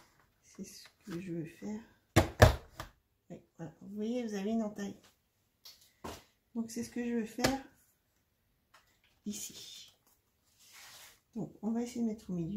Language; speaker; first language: French; native; French